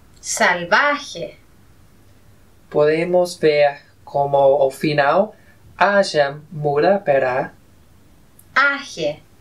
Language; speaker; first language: Portuguese; non-native, fluent; Spanish